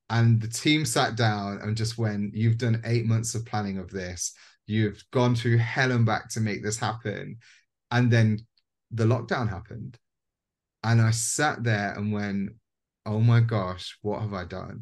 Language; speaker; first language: English; native; English